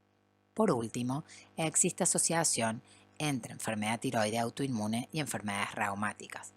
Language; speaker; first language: Spanish; native; Spanish